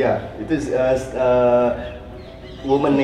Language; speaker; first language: English; non-native, learner; Indonesian